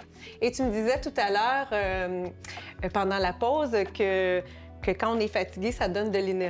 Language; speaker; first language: French; native; French